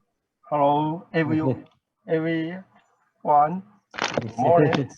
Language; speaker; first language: English; non-native, learner; Chinese